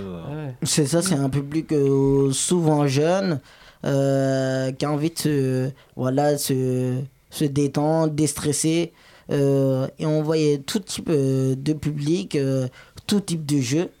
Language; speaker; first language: French; native; French